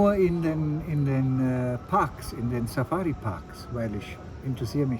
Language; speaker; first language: German; non-native, fluent; Sinhala